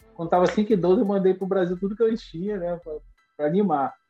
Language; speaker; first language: Portuguese; native; Portuguese